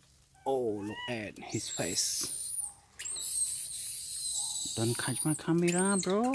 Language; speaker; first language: English; non-native, learner; Khmer